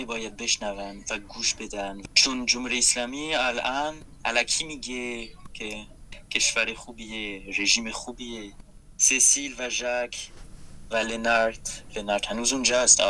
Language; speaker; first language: Persian; non-native, fluent; French